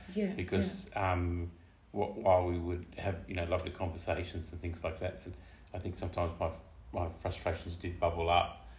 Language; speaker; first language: English; native; English